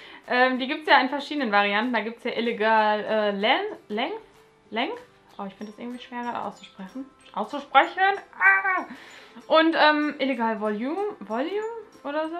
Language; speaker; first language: German; native; German